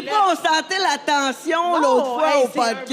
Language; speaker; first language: French; native; French